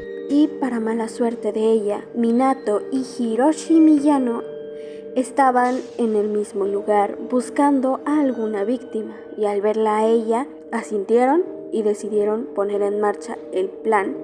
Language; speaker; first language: Spanish; native; Spanish